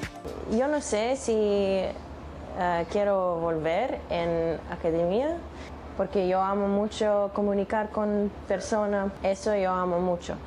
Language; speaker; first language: Spanish; non-native, learner; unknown